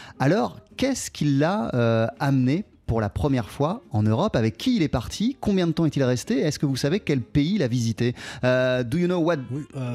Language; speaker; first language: French; native; French